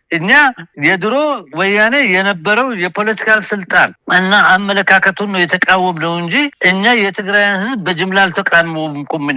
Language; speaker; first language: Amharic; non-native, local second language; Oromo